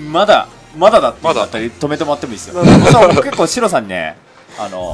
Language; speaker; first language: Japanese; native; Japanese